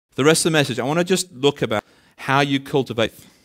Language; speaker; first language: English; native; English